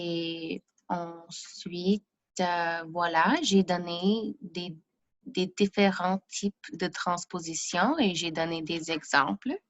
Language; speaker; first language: French; non-native, fluent; English